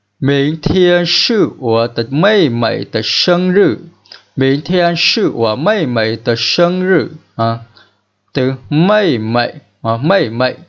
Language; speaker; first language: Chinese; non-native, fluent; Vietnamese